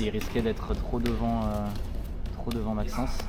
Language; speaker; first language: French; native; French